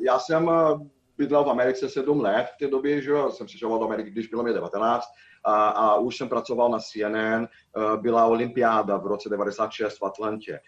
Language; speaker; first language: Czech; non-native, fluent; Portuguese